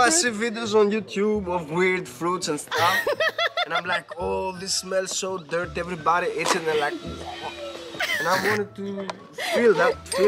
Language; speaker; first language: English; non-native, fluent; Dutch